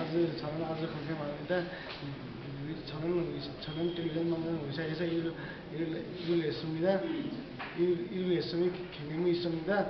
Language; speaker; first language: Korean; non-native, learner; Nepali